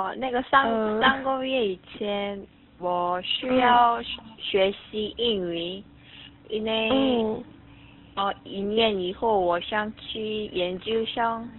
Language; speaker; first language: Chinese; non-native, learner; Korean